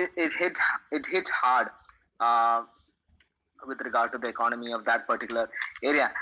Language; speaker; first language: English; non-native, local second language; Malayalam